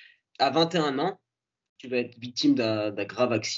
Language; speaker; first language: French; native; French